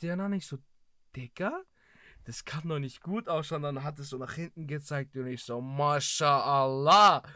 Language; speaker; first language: German; early bilingual, other home language; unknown